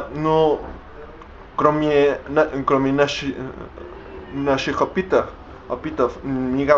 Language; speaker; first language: Russian; non-native, learner; Spanish